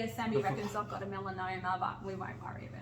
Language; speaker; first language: English; native; English